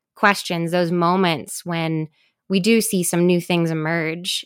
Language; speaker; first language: English; native; English